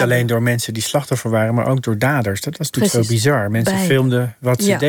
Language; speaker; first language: Dutch; native; Dutch